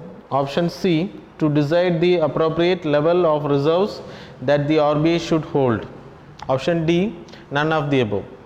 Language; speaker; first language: English; non-native, local second language; Tamil